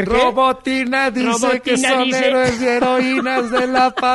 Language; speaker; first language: Spanish; native; Spanish